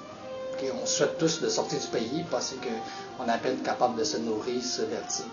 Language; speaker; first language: French; early bilingual, other home language; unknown